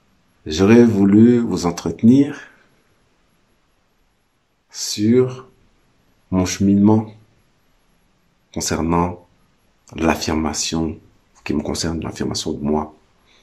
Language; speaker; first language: French; native; French